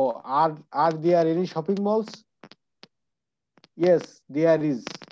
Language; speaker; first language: English; non-native, learner; Bangla